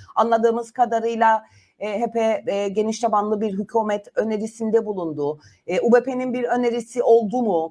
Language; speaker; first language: Turkish; native; Turkish